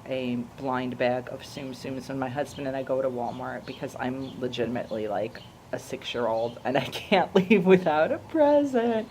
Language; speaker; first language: English; native; English